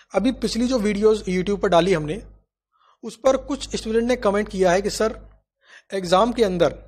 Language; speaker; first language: Hindi; native; Hindi